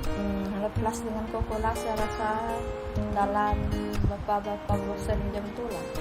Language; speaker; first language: Malay; native; Malay